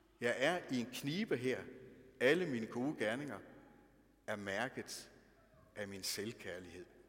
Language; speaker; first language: Danish; native; Danish